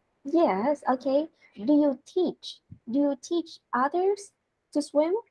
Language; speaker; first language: English; non-native, learner; Vietnamese